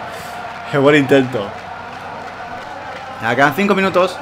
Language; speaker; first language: Spanish; native; Spanish